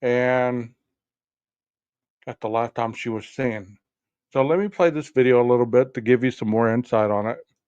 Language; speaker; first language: English; native; English